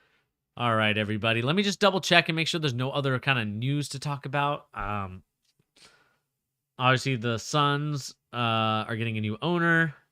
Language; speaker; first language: English; native; English